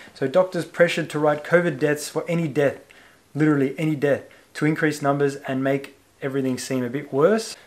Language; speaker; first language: English; native; English